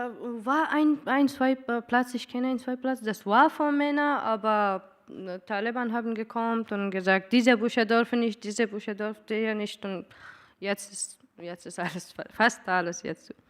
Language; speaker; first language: German; non-native, learner; Persian